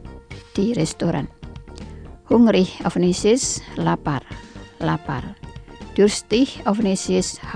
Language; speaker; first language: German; non-native, fluent; Indonesian